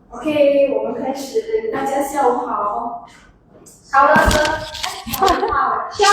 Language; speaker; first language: Chinese; non-native, learner; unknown